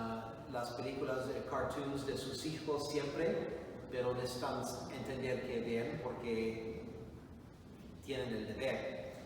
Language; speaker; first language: Spanish; non-native, fluent; English